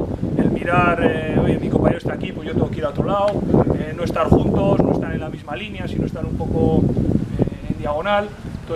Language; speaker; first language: Spanish; native; Spanish